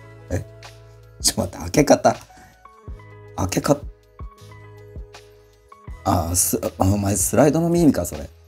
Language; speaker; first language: Japanese; native; Japanese